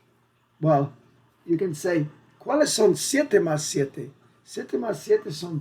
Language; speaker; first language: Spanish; non-native, fluent; English